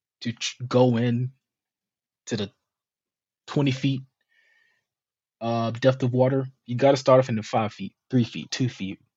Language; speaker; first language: English; native; English